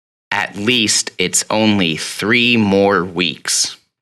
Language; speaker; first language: English; native; English